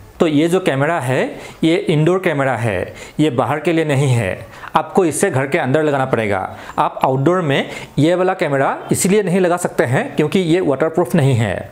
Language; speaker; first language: Hindi; non-native, local second language; Assamese